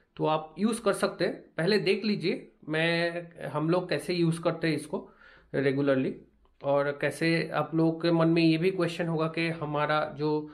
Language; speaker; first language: Hindi; non-native, local second language; Bangla